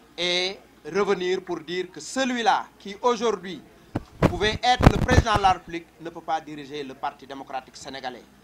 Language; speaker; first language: French; non-native, local second language; Wolof